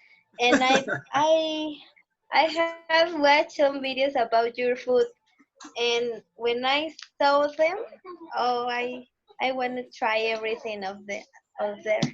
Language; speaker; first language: English; non-native, learner; Spanish